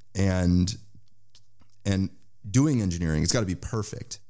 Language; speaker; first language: English; native; English